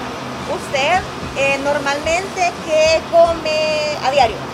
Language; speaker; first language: Spanish; native; Spanish